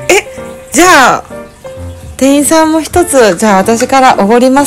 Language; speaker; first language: Japanese; native; Japanese